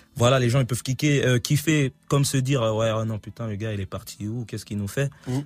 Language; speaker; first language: French; native; French